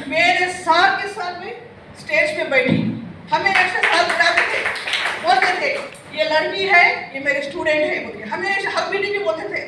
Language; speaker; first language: Hindi; non-native, local second language; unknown